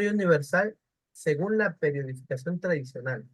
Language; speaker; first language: Spanish; native; Spanish